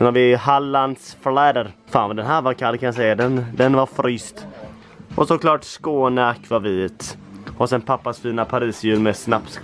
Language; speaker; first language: Swedish; native; Swedish